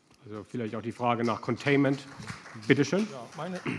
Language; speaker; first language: German; native; German